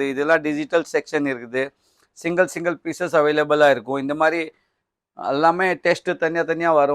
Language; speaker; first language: Tamil; non-native, learner; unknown